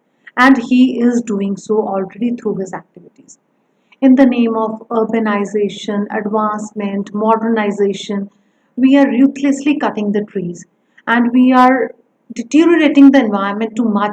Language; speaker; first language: English; non-native, local second language; Punjabi